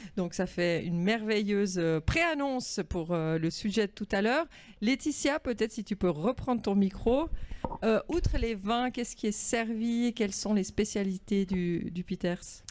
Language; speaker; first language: French; native; French